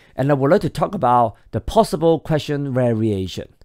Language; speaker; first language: English; non-native, local second language; Cantonese